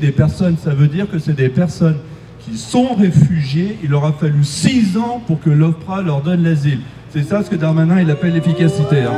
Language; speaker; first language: French; native; French